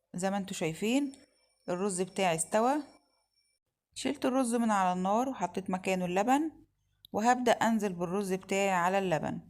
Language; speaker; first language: Arabic; native; Arabic